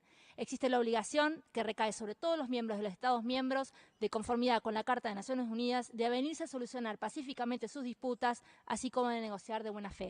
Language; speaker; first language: Spanish; native; Spanish